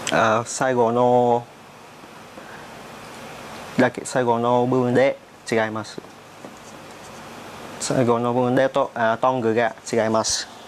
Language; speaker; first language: Japanese; non-native, learner; Vietnamese